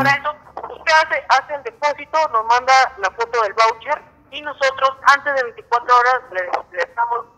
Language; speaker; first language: Spanish; native; Spanish